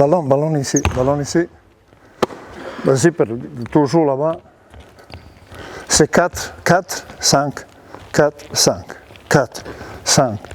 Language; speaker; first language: French; non-native, learner; Serbian